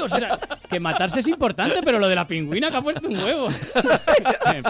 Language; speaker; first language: Spanish; native; Spanish